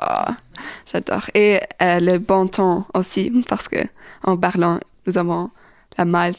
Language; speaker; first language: French; non-native, learner; German